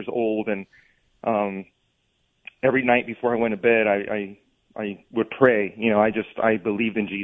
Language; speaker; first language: English; native; English